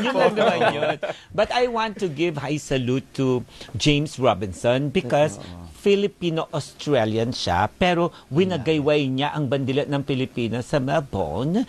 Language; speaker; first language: Filipino; native; Filipino